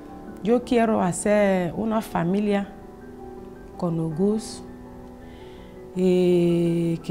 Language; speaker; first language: Spanish; non-native, learner; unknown